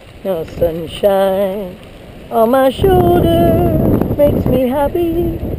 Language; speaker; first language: English; early bilingual, other home language; Spanish